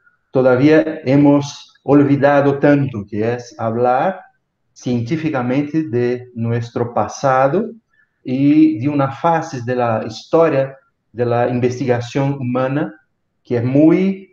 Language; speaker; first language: Spanish; non-native, fluent; Portuguese